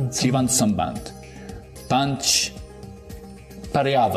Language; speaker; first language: Hindi; non-native, learner; English